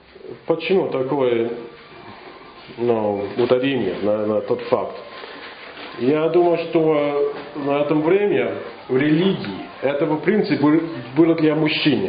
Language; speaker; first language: Russian; non-native, learner; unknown